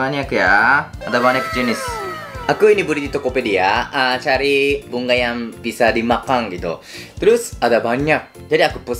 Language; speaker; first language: Indonesian; non-native, fluent; Japanese